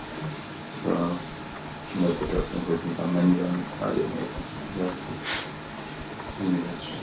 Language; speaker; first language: Hungarian; early bilingual, heritage; Hungarian